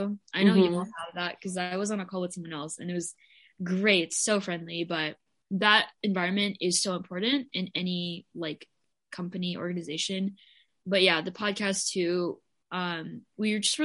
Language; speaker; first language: English; non-native, local second language; Filipino